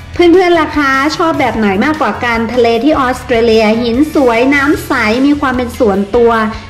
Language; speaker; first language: Thai; native; Thai